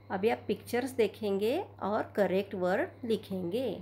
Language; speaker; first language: Hindi; non-native, local second language; Marathi